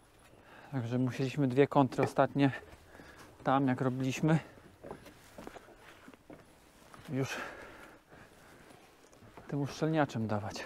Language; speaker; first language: Polish; native; Polish